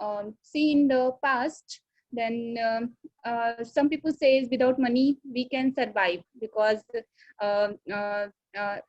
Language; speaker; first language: English; non-native, learner; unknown